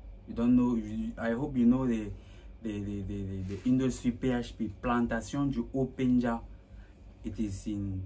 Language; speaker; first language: English; non-native, local second language; French